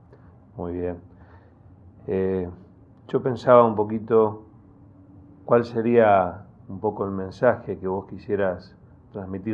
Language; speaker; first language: Spanish; native; Spanish